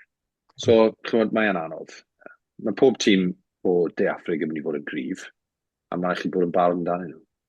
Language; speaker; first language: Welsh; native; Welsh